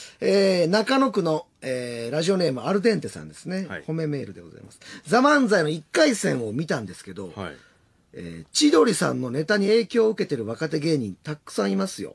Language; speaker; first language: Japanese; native; Japanese